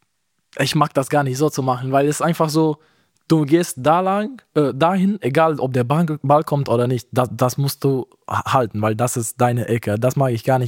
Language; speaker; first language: German; non-native, fluent; Romanian